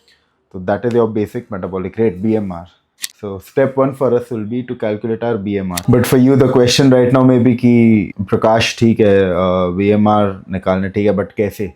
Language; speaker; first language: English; non-native, local second language; Hindi